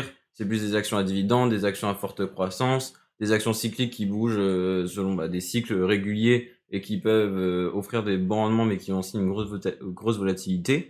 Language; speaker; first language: French; native; French